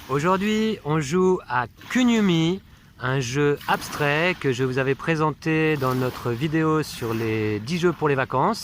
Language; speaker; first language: French; native; French